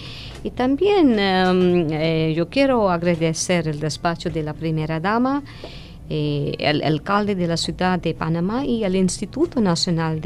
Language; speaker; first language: Spanish; non-native, fluent; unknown